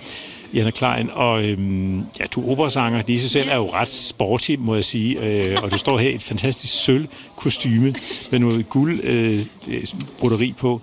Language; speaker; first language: Danish; native; Danish